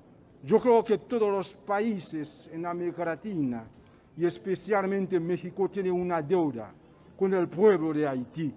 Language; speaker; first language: Spanish; non-native, fluent; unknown